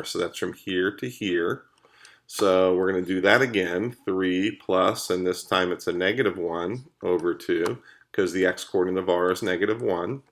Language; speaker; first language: English; native; English